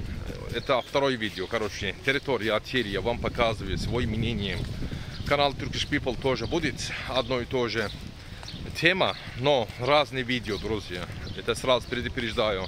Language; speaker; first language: Russian; non-native, learner; Turkish